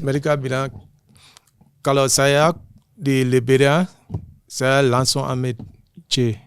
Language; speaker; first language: Indonesian; non-native, fluent; English